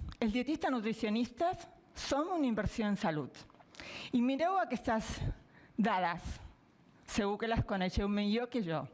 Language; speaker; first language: Catalan; non-native, fluent; Spanish